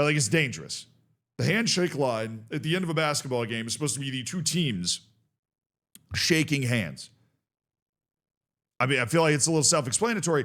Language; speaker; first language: English; native; English